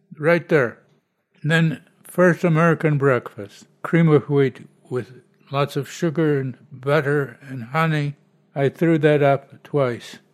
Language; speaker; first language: English; non-native, fluent; Polish